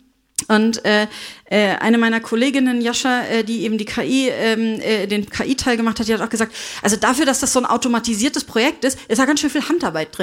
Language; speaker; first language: German; native; German